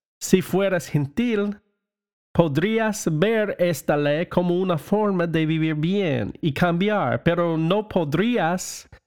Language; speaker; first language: Spanish; non-native, learner; English